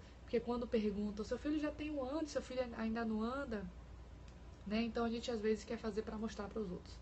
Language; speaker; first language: Portuguese; native; Portuguese